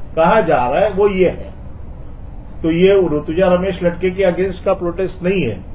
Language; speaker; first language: Hindi; non-native, local second language; Marathi